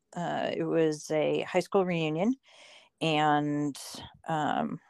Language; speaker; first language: English; native; English